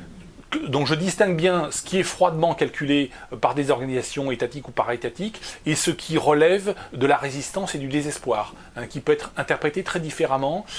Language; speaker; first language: French; native; French